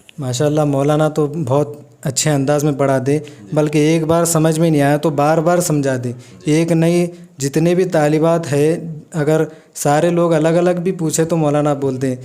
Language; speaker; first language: Urdu; native; Urdu